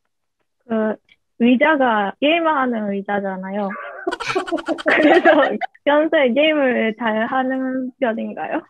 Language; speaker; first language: Korean; non-native, learner; Japanese